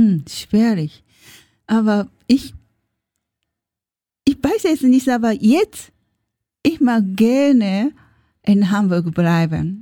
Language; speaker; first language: German; non-native, learner; Japanese